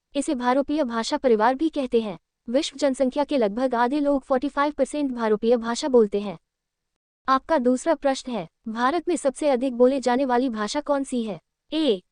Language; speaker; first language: Hindi; native; Hindi